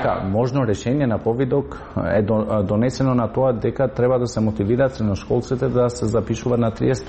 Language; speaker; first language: Macedonian; non-native, local second language; Albanian